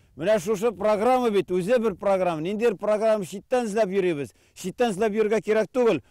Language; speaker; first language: Tatar; native; Tatar